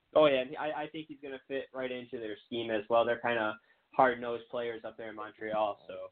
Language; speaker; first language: English; native; English